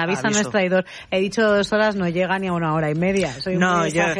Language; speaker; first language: Spanish; native; Spanish